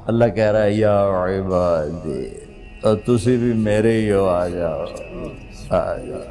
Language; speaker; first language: Urdu; non-native, local second language; Punjabi